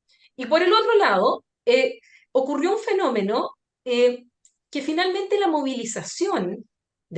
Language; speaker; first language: Spanish; native; Spanish